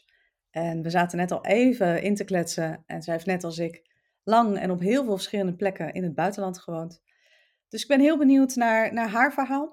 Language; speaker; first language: Dutch; native; Dutch